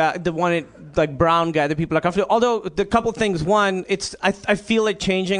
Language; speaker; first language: English; non-native, local second language; Urdu